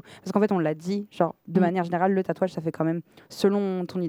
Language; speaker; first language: French; native; French